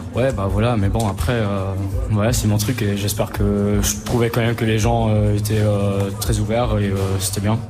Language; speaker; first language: French; native; French